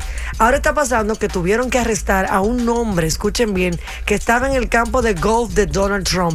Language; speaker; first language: Spanish; native; Spanish